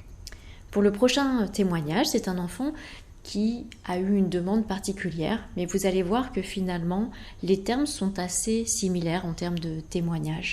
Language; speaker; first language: French; native; French